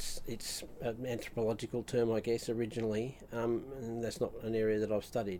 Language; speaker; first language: English; native; English